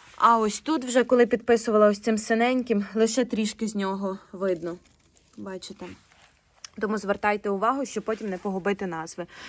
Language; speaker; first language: Ukrainian; non-native, local second language; Russian